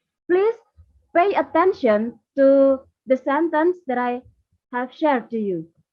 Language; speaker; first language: English; non-native, fluent; Indonesian